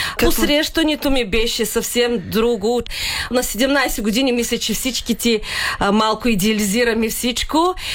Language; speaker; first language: Bulgarian; early bilingual, heritage; Bulgarian